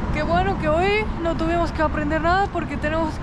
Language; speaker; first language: Spanish; native; Spanish